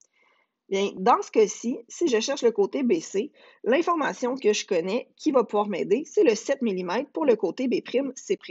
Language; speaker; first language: French; native; French